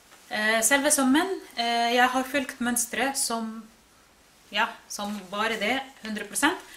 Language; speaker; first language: Norwegian; non-native, fluent; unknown